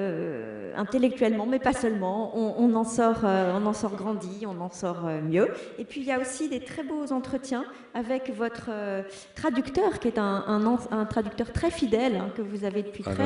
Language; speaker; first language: French; native; French